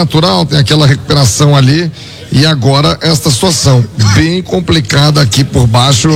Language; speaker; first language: Portuguese; native; Portuguese